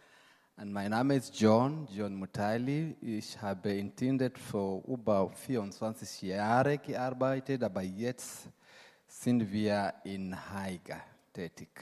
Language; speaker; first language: German; non-native, learner; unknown